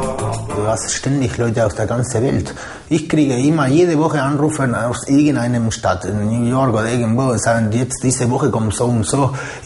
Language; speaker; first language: German; non-native, fluent; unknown